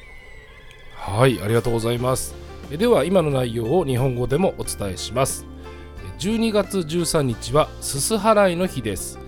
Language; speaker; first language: Japanese; native; Japanese